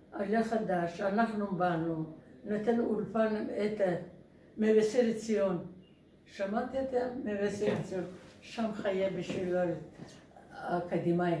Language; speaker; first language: Hebrew; non-native, learner; Russian